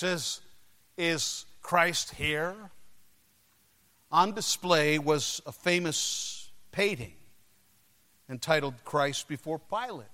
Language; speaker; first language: English; native; English